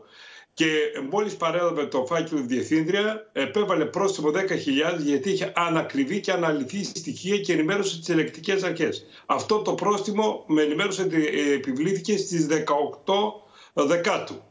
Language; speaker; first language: Greek; native; Greek